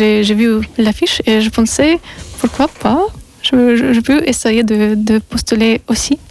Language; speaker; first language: French; non-native, learner; Russian